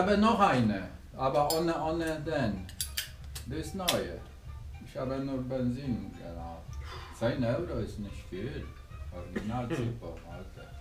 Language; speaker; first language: German; non-native, learner; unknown